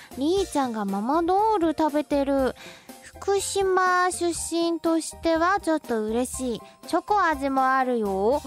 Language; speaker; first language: Japanese; non-native, fluent; Chinese